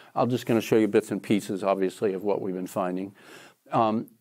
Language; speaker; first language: English; native; English